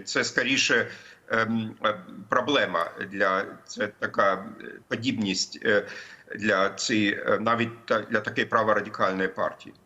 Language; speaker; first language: Ukrainian; non-native, fluent; German